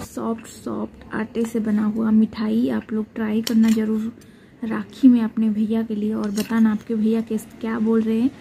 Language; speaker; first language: Hindi; non-native, local second language; Odia